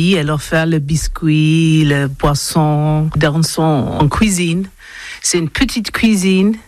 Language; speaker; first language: French; non-native, learner; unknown